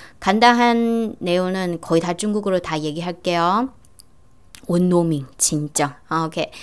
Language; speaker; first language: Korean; non-native, fluent; Chinese